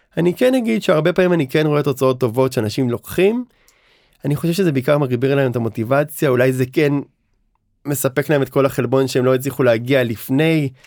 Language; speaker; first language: Hebrew; native; Hebrew